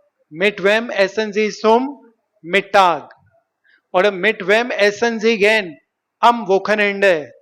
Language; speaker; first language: German; non-native, fluent; Hindi